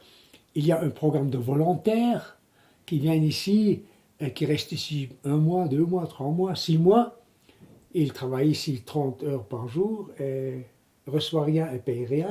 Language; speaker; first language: French; non-native, local second language; German